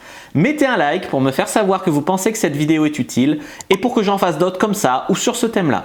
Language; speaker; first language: French; native; French